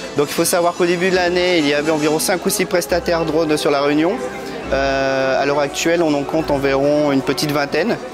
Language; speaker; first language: French; native; French